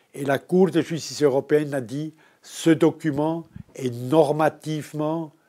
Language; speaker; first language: French; native; French